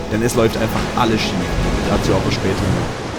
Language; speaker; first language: German; native; German